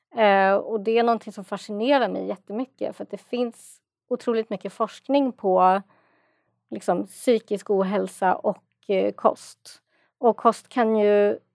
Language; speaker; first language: Swedish; native; Swedish